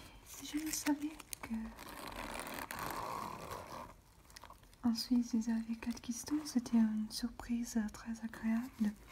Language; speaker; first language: French; non-native, fluent; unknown